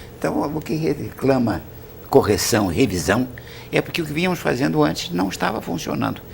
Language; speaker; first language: Portuguese; native; Portuguese